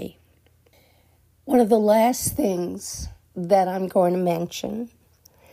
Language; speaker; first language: English; native; English